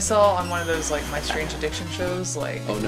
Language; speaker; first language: English; native; English